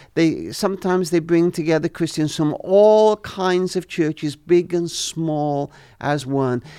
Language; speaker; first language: English; native; English